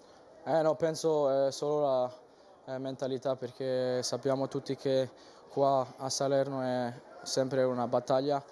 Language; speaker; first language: Italian; non-native, fluent; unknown